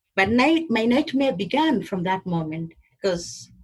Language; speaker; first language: English; non-native, local second language; Somali